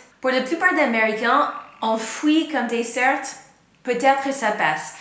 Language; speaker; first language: French; non-native, fluent; English